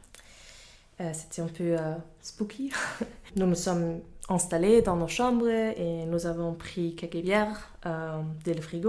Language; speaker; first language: French; non-native, fluent; German